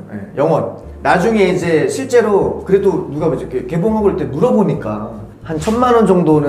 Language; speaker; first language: Korean; native; Korean